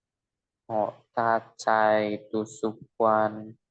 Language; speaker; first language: Chinese; non-native, learner; Indonesian